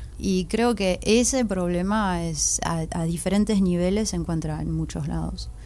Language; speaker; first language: Spanish; early bilingual, heritage; Spanish